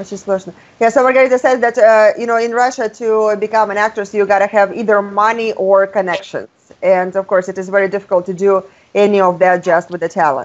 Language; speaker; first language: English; non-native, fluent; Russian